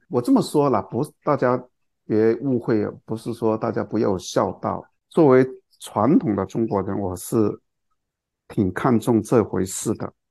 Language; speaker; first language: Chinese; non-native, local second language; Cantonese